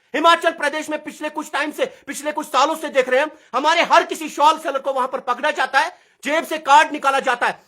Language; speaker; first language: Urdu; non-native, local second language; Kashmiri